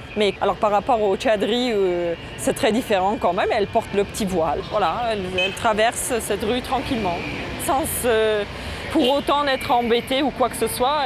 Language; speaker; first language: French; native; French